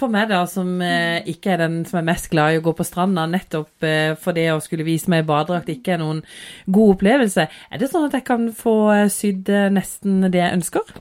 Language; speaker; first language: Norwegian; native; Norwegian